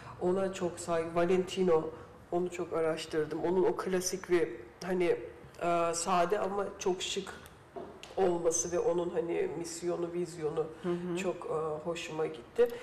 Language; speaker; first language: Turkish; early bilingual, heritage; Turkish